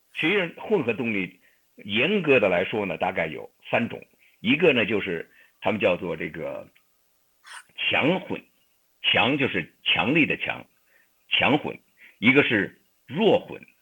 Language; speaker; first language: Chinese; native; Chinese